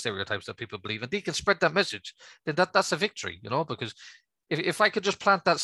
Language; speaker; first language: English; native; English